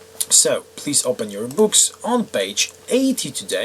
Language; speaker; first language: English; non-native, fluent; Polish